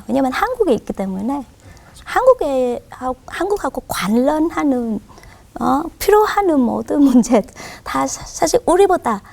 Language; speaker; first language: Korean; non-native, fluent; Vietnamese